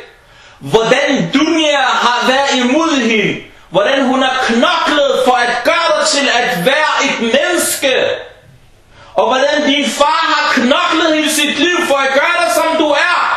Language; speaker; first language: Danish; early bilingual, other home language; Arabic